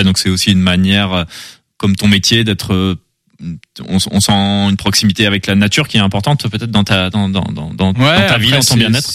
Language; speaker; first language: French; native; French